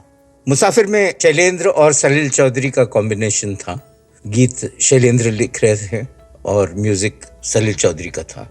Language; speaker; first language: Hindi; native; Hindi